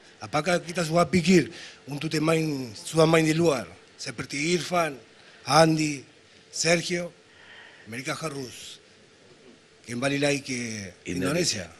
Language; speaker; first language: Indonesian; non-native, fluent; Spanish